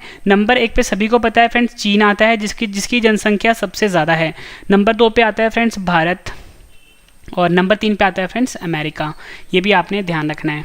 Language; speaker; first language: Hindi; native; Hindi